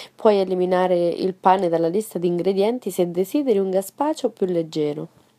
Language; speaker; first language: Italian; non-native, fluent; Spanish